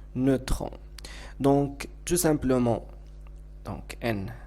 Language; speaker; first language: French; non-native, local second language; Arabic